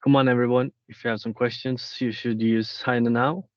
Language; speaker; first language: English; non-native, fluent; Norwegian